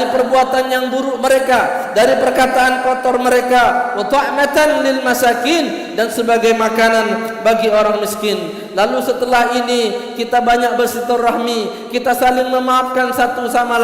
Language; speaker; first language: Indonesian; native; Indonesian